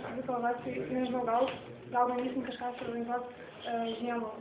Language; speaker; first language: Lithuanian; native; Lithuanian